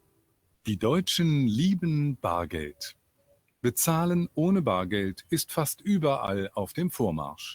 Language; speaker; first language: German; non-native, learner; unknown